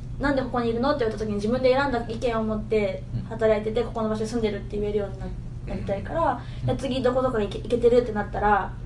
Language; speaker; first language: Japanese; native; Japanese